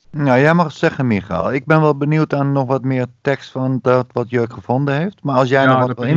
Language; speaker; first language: Dutch; native; Dutch